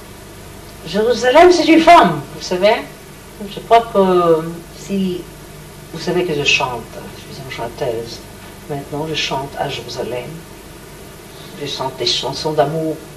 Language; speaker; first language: French; non-native, learner; Hebrew